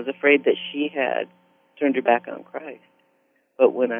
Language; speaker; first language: English; native; English